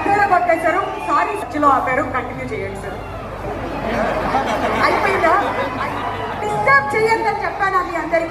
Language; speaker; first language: Telugu; native; Telugu